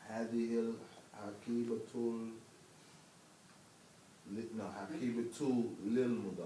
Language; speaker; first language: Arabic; non-native, learner; English